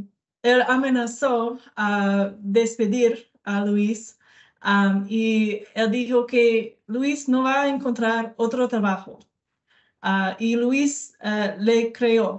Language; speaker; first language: Spanish; non-native, learner; English